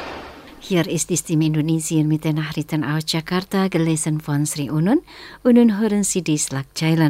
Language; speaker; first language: German; non-native, fluent; Indonesian